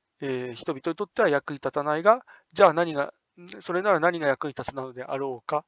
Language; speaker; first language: Japanese; native; Japanese